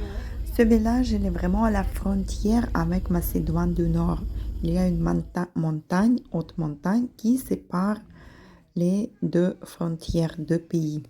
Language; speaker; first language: French; non-native, fluent; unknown